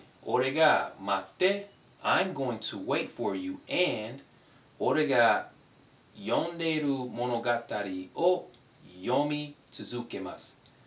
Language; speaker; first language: Japanese; non-native, fluent; English